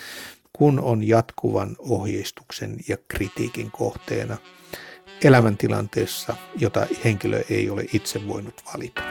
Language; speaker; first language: Finnish; native; Finnish